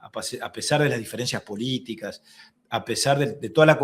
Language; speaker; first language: Spanish; native; Spanish